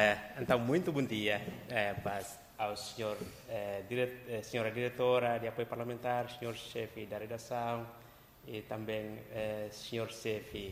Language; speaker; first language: Portuguese; non-native, local second language; Tetum